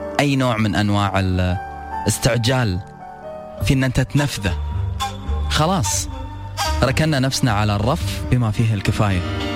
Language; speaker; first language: Arabic; native; Arabic